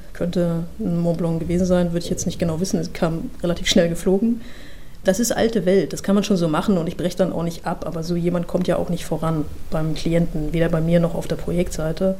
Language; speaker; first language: German; native; German